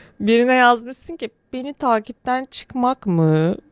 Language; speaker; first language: Turkish; native; Turkish